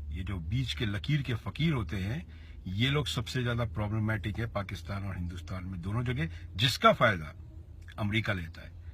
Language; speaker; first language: Hindi; native; Hindi